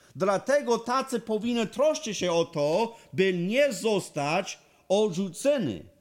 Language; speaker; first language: Polish; non-native, learner; English